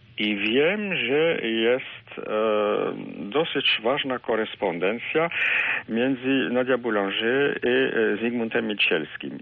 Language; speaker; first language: Polish; non-native, fluent; French